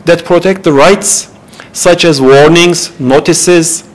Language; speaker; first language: English; non-native, fluent; Turkish